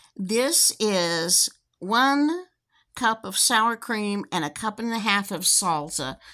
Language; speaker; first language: English; native; English